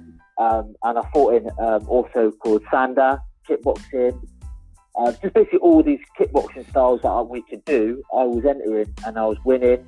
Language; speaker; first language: English; native; English